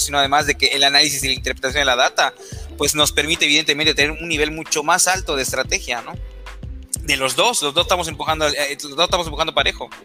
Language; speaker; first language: Spanish; native; Spanish